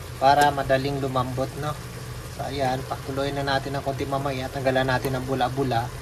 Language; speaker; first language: Filipino; non-native, local second language; Hiligaynon